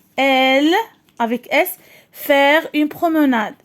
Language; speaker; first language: French; non-native, local second language; Arabic